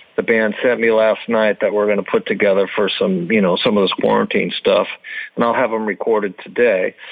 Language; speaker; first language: English; native; English